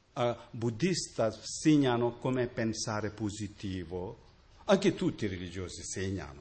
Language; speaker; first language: Italian; non-native, learner; Tibetan